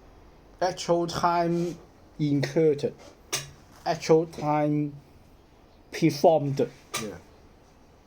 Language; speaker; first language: English; non-native, learner; Cantonese